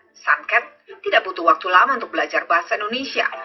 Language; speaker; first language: Indonesian; native; Indonesian